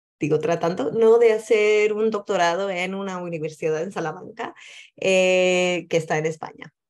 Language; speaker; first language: Spanish; early bilingual, heritage; Spanish